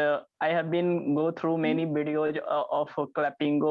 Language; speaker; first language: English; non-native, learner; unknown